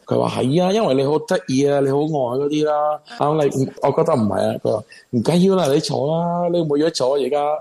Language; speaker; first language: Cantonese; non-native, learner; Spanish